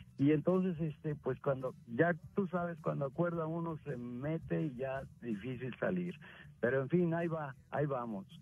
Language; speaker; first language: Spanish; native; Spanish